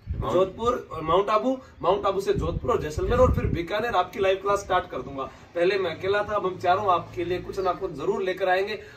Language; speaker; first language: Hindi; native; Hindi